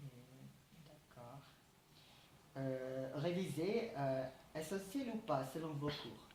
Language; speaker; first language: French; non-native, learner; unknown